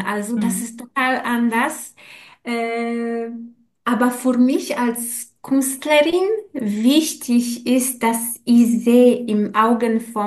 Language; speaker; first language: German; non-native, learner; Polish